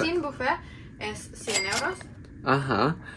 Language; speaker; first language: Spanish; non-native, learner; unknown